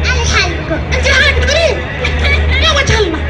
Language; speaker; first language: Arabic; native; Arabic